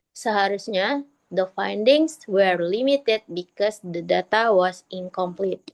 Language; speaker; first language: English; non-native, learner; Indonesian